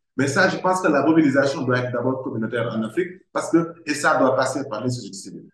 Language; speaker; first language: French; non-native, local second language; Wolof